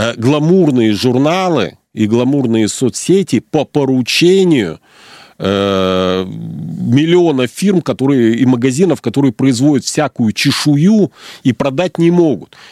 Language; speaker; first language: Russian; native; Russian